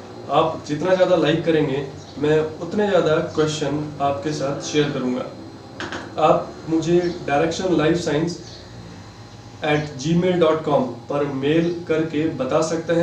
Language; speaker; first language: Hindi; native; Hindi